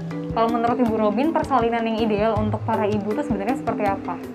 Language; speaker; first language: Indonesian; native; Indonesian